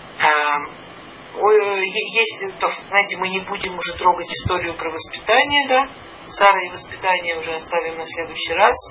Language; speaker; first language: Russian; early bilingual, heritage; Russian